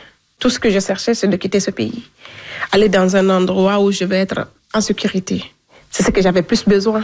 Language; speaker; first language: French; non-native, local second language; Fula